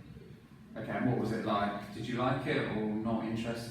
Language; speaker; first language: English; non-native, fluent; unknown